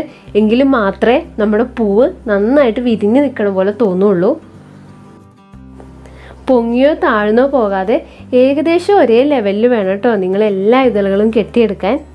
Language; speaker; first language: Malayalam; native; Malayalam